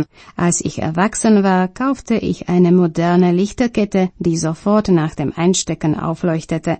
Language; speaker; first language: German; non-native, fluent; Slovak